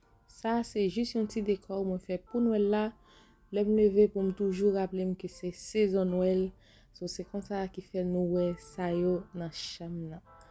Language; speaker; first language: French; non-native, local second language; Haitian Creole